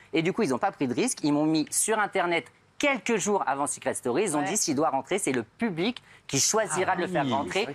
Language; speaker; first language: French; native; French